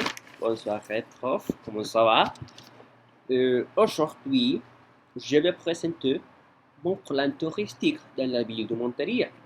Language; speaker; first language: French; non-native, learner; Spanish